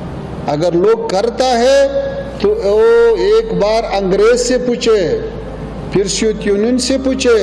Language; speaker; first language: Hindi; non-native, fluent; Pashto